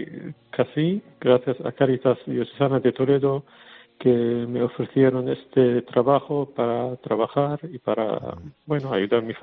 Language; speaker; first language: Spanish; non-native, learner; Arabic